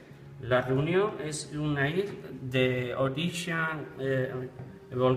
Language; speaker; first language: French; non-native, learner; Spanish